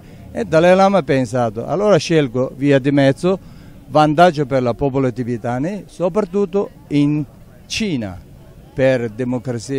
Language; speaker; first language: Italian; non-native, learner; Tibetan